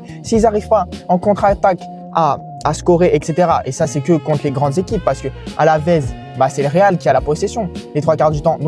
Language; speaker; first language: French; native; French